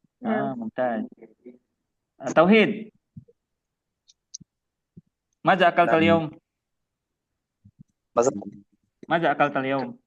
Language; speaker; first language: Arabic; non-native, fluent; Indonesian